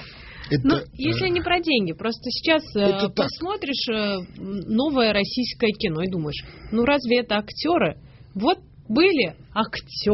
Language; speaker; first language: Russian; native; Russian